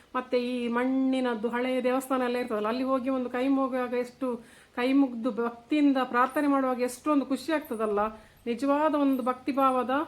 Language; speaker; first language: Kannada; non-native, local second language; Tulu